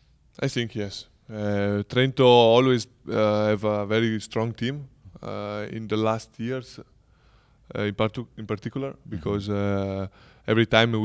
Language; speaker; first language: English; non-native, learner; Italian